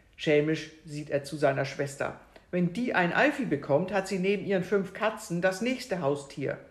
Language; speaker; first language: German; native; German